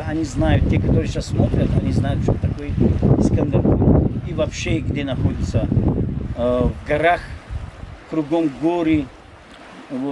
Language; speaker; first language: Russian; non-native, local second language; Tajik